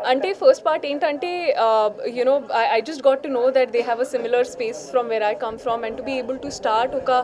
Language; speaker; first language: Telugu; non-native, local second language; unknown